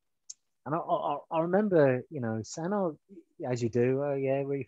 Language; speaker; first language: English; native; English